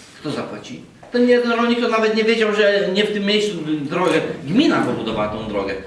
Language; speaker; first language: Polish; native; Polish